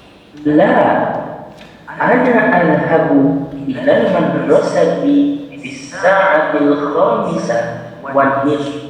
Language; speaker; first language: Arabic; non-native, learner; Indonesian